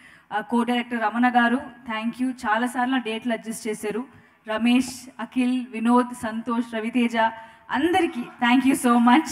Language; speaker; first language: Telugu; non-native, fluent; Tamil